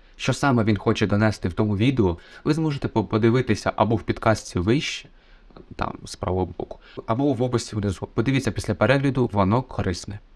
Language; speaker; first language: Ukrainian; native; Ukrainian